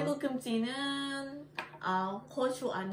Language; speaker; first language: Korean; non-native, learner; Thai